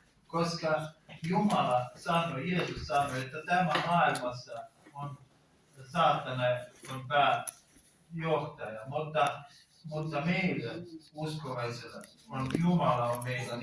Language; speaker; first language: Finnish; non-native, learner; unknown